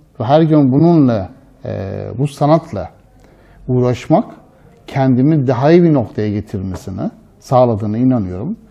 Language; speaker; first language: Turkish; non-native, fluent; Persian